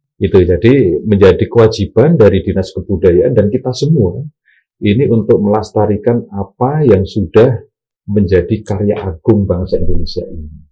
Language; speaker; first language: Indonesian; native; Indonesian